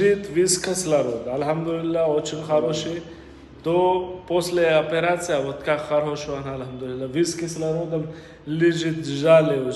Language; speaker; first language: Russian; non-native, learner; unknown